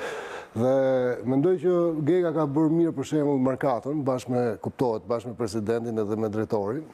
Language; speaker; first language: Albanian; native; Albanian